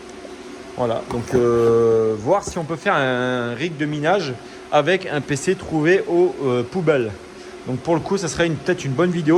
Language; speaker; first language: French; native; French